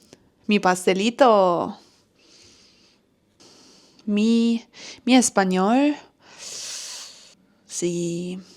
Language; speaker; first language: Spanish; non-native, learner; Turkish